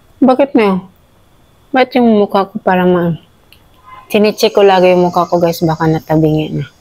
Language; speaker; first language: Filipino; native; Filipino